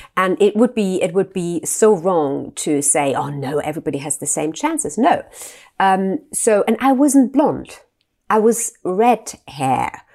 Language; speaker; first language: English; non-native, fluent; German